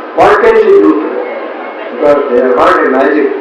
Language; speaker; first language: English; non-native, local second language; Hindi